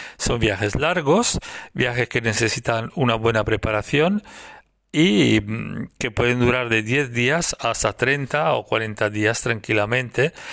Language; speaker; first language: Spanish; non-native, fluent; Italian